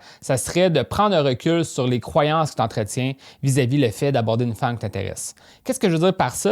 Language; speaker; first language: French; native; French